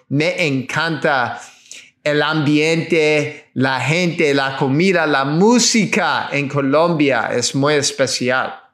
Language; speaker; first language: Spanish; non-native, learner; English